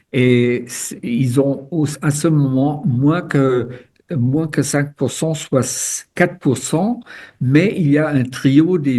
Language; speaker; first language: French; non-native, fluent; German